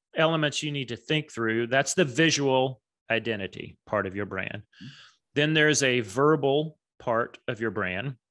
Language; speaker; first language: English; native; English